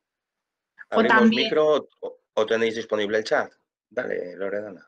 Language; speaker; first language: Spanish; native; Spanish